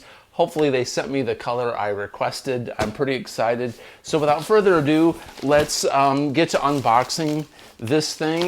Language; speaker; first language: English; native; English